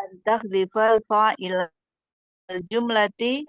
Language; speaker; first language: Arabic; non-native, learner; Indonesian